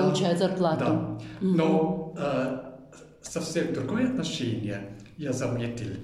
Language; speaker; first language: Russian; non-native, fluent; German